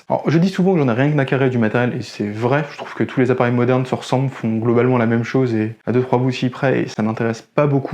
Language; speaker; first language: French; native; French